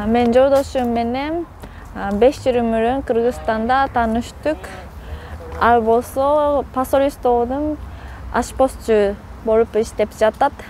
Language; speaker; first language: Kyrgyz; non-native, fluent; Japanese